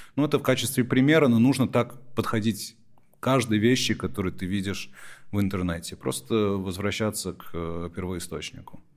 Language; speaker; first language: Russian; early bilingual, heritage; Russian